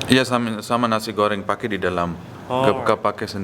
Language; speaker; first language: Indonesian; non-native, learner; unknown